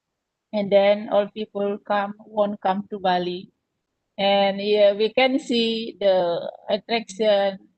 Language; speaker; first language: English; non-native, learner; Indonesian